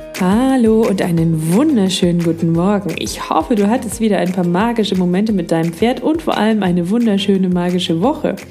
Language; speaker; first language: German; native; German